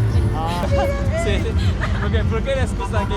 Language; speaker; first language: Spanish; non-native, learner; Korean